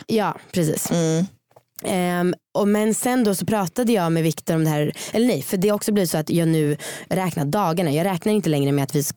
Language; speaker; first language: Swedish; native; Swedish